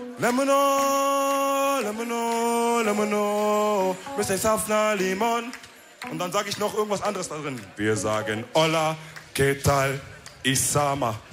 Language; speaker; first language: German; early bilingual, other home language; Wolof